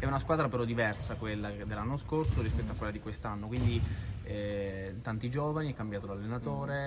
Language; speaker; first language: Italian; native; Italian